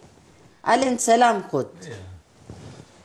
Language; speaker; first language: Dutch; non-native, learner; Tigrinya